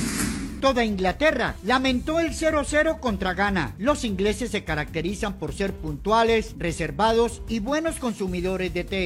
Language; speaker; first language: Spanish; native; Spanish